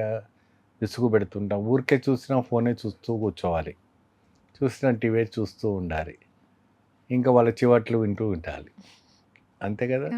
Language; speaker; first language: Telugu; non-native, fluent; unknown